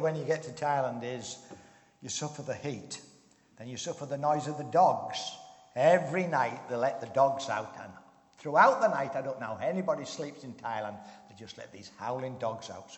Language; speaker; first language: English; native; English